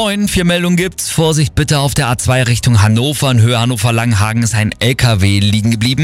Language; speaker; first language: German; native; German